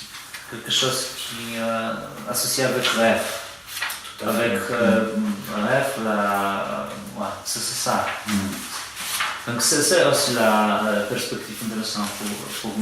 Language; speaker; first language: French; non-native, fluent; Polish